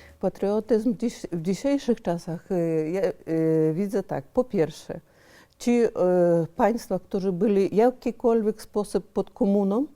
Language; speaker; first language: Polish; early bilingual, heritage; Polish